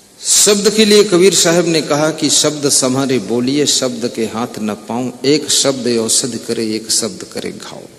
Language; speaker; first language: Hindi; native; Hindi